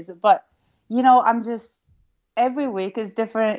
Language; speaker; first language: English; non-native, fluent; Rundi